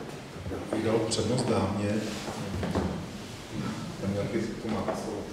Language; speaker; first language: Czech; native; Czech